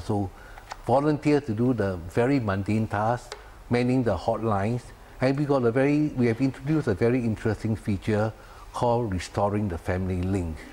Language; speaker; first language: English; non-native, local second language; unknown